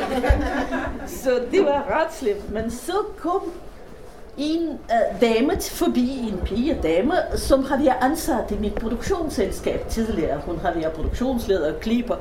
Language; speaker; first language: Danish; non-native, fluent; Russian